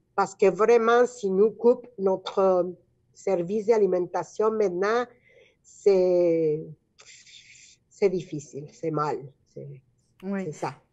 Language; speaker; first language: French; non-native, fluent; Spanish